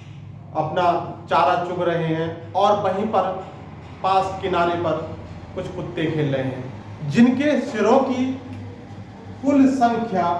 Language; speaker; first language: Hindi; native; Hindi